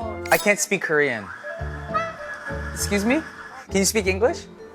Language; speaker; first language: English; early bilingual, other home language; Korean